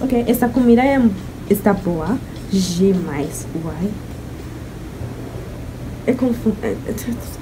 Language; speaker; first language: Portuguese; non-native, learner; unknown